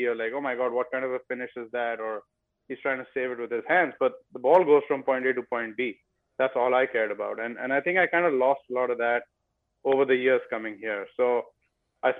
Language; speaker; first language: English; non-native, local second language; Bangla